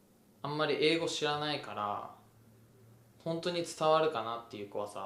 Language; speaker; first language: Japanese; native; Japanese